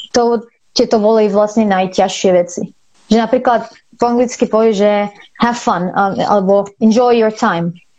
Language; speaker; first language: Slovak; non-native, fluent; Arabic